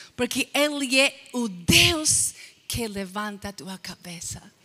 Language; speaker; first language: Portuguese; non-native, fluent; English